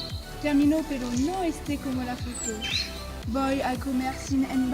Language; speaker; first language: Spanish; non-native, learner; French